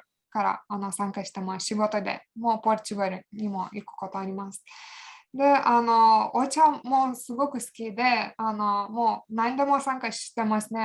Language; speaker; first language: Japanese; non-native, fluent; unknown